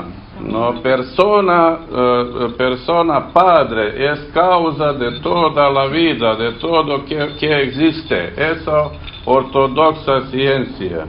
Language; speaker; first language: Spanish; non-native, learner; Serbian